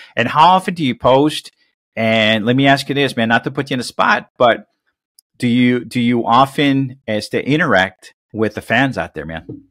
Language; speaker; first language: English; early bilingual, other home language; Spanish